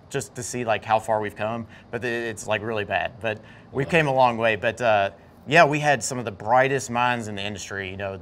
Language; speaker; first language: English; native; English